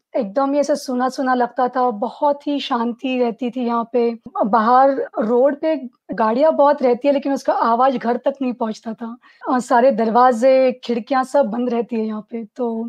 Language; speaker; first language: Hindi; non-native, local second language; Marathi